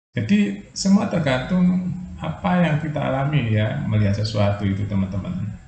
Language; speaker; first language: Indonesian; non-native, local second language; Javanese